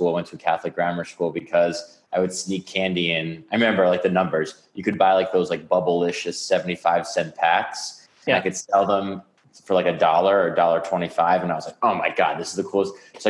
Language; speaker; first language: English; native; English